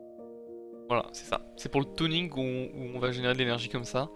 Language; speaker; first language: French; native; French